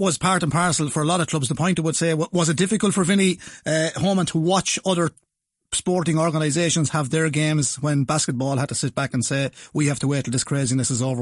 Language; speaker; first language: English; native; English